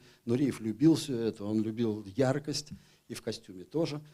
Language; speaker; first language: Russian; native; Russian